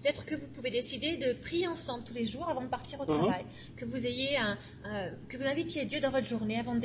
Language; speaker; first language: French; native; French